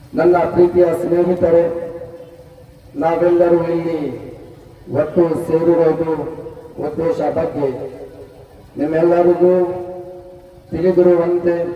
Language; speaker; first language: Kannada; non-native, local second language; Urdu